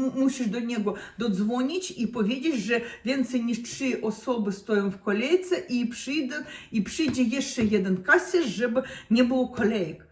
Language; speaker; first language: Polish; non-native, learner; Russian